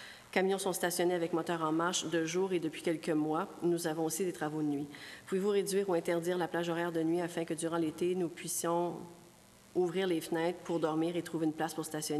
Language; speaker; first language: French; native; French